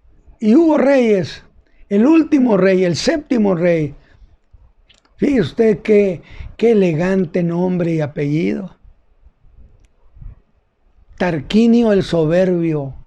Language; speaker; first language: Spanish; native; Spanish